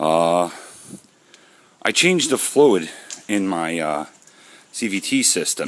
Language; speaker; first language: English; native; English